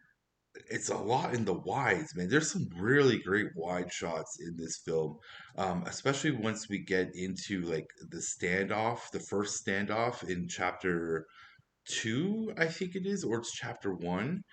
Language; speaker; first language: English; native; English